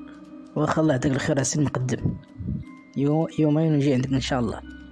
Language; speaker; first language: Arabic; native; Arabic